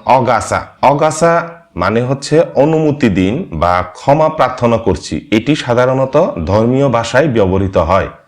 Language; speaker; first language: Bangla; non-native, local second language; Marma